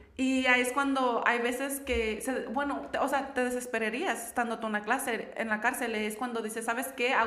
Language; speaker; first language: Spanish; native; Spanish